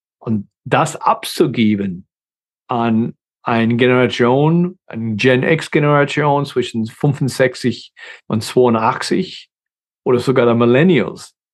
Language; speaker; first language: German; non-native, fluent; English